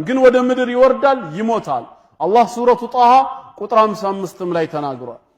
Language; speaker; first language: Amharic; non-native, local second language; Oromo